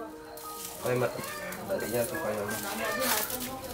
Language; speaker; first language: Chinese; non-native, fluent; Vietnamese